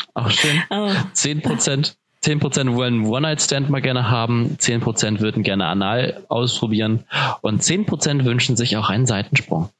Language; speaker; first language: German; native; German